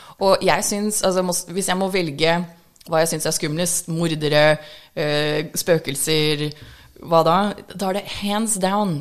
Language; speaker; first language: Norwegian; non-native, fluent; English